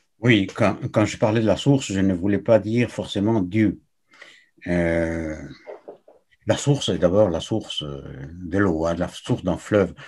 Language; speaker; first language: French; non-native, fluent; Spanish